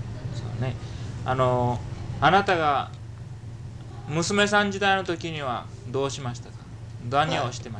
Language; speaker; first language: Japanese; early bilingual, heritage; Japanese